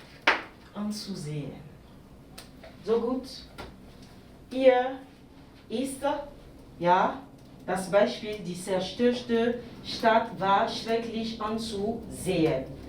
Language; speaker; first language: German; non-native, fluent; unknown